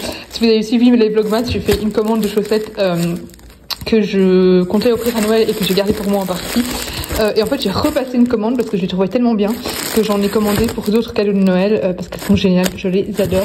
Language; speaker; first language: French; native; French